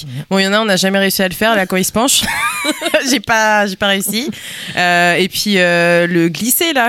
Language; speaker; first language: French; early bilingual, other home language; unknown